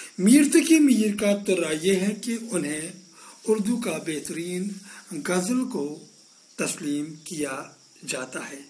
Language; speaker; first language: Urdu; non-native, local second language; Kashmiri